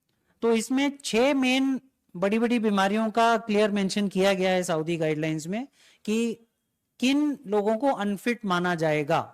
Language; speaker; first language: Hindi; native; Hindi